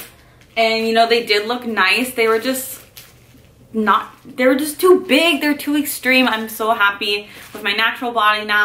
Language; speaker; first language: English; native; English